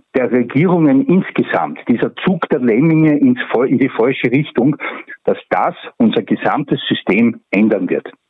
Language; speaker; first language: German; native; German